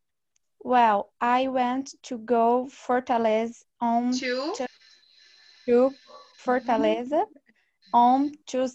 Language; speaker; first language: English; non-native, learner; Portuguese